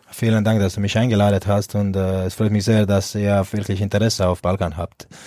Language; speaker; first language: German; non-native, fluent; Croatian